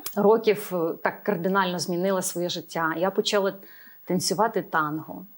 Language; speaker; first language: Ukrainian; native; Ukrainian